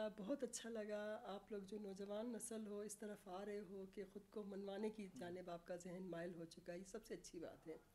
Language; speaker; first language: Urdu; non-native, local second language; Sindhi